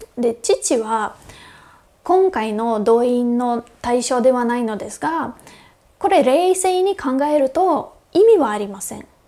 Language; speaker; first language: Japanese; non-native, fluent; Russian